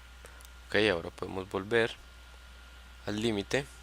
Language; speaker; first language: Spanish; native; Spanish